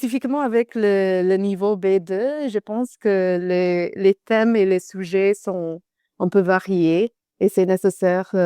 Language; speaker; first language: French; non-native, fluent; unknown